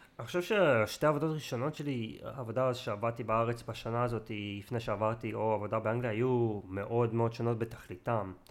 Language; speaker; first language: Hebrew; native; Hebrew